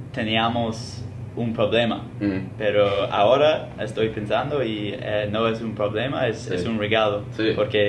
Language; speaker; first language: Spanish; non-native, learner; English